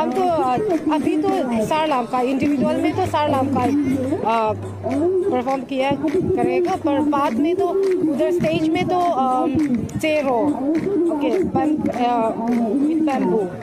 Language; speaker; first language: Hindi; non-native, local second language; Mizo